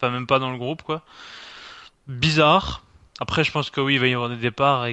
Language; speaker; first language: French; native; French